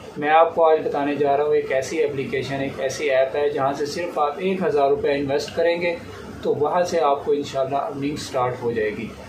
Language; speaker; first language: Urdu; non-native, local second language; Punjabi